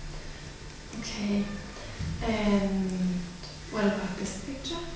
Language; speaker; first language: English; non-native, fluent; German